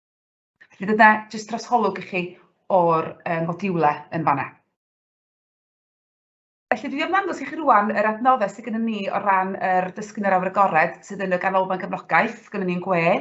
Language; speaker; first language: Welsh; native; Welsh